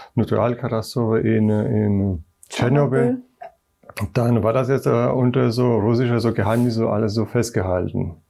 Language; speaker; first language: German; non-native, fluent; Polish